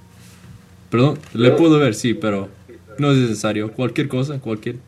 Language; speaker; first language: Spanish; early bilingual, heritage; Spanish